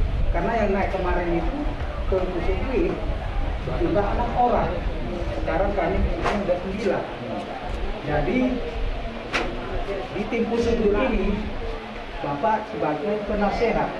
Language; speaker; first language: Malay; non-native, local second language; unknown